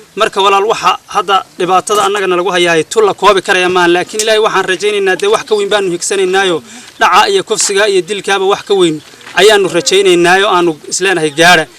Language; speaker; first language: Somali; native; Somali